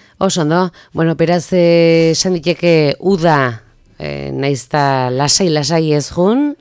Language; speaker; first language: Basque; native; Basque